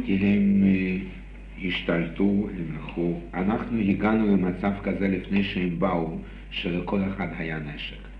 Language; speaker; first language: Hebrew; non-native, fluent; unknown